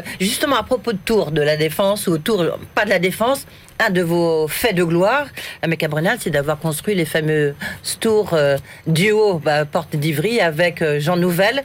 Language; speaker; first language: French; native; French